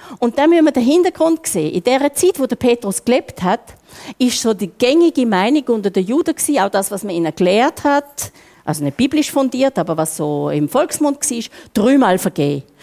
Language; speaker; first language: German; native; German